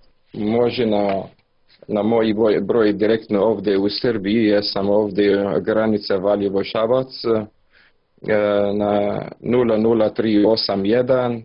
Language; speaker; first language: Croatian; non-native, learner; Arabic